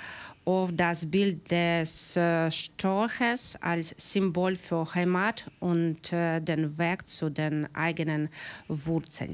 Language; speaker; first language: German; non-native, learner; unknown